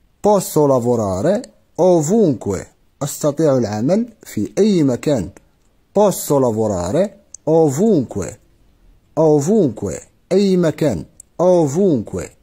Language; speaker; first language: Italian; non-native, fluent; Arabic